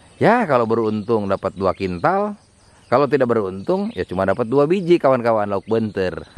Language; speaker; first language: Indonesian; non-native, local second language; Sundanese